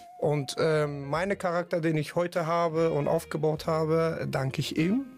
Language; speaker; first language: German; non-native, fluent; Persian